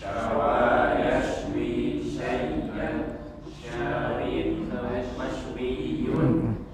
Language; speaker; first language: Arabic; non-native, learner; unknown